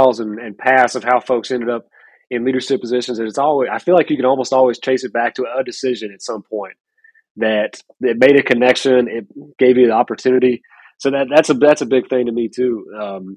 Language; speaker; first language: English; native; English